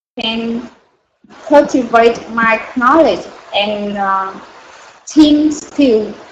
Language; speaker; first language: English; non-native, learner; Vietnamese